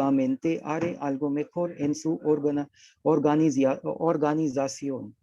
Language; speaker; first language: Spanish; non-native, learner; Hindi